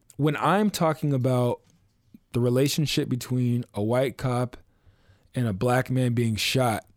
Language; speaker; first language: English; native; English